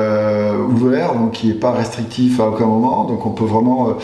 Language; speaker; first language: French; native; French